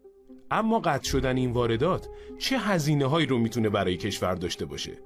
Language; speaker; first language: Persian; native; Persian